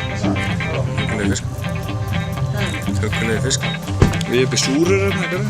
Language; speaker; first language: Icelandic; native; Icelandic